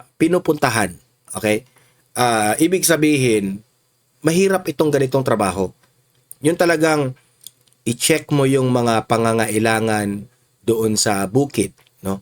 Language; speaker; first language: Filipino; non-native, local second language; Cebuano